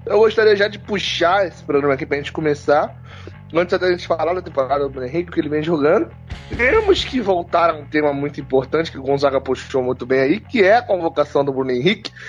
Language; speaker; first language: Portuguese; native; Portuguese